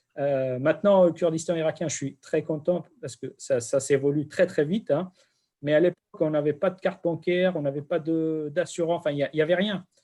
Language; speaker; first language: French; non-native, fluent; Kurdish